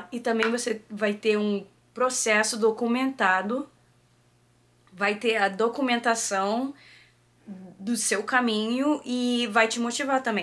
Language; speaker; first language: Portuguese; early bilingual, heritage; Portuguese